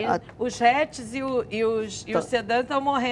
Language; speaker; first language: Portuguese; native; Portuguese